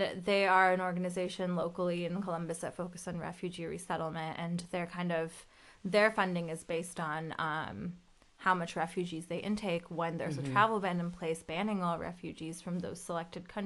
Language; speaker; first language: English; early bilingual, other home language; Urdu